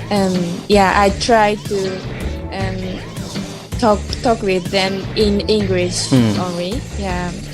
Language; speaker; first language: English; non-native, learner; Japanese